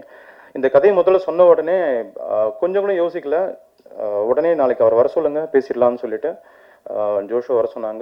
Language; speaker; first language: Tamil; native; Tamil